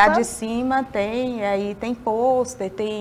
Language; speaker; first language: Portuguese; native; Portuguese